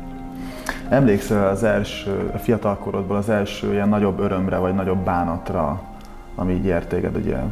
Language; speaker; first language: Hungarian; native; Hungarian